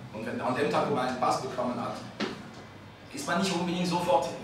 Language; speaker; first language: German; non-native, fluent; French